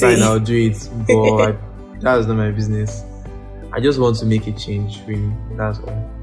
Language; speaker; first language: English; non-native, local second language; Yoruba